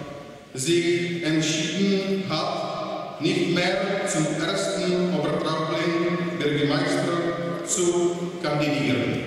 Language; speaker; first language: German; non-native, fluent; Czech